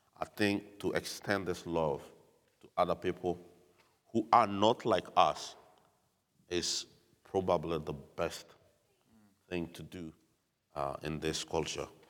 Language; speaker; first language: English; non-native, fluent; French